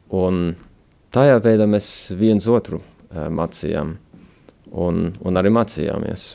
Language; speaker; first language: Latvian; early bilingual, heritage; Latvian